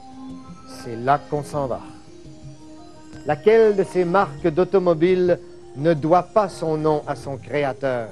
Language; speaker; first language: French; native; French